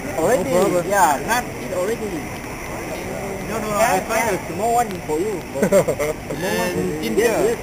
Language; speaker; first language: English; non-native, learner; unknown